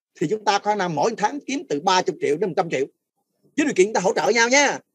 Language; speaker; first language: Vietnamese; non-native, fluent; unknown